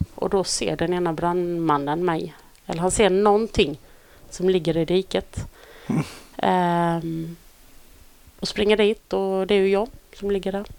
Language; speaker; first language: Swedish; native; Swedish